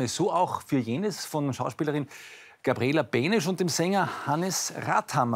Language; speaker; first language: German; native; German